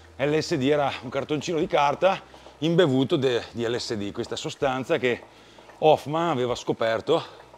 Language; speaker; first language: Italian; non-native, local second language; Venetian